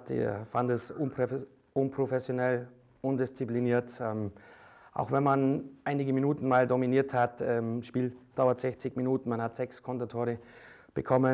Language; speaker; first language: German; native; German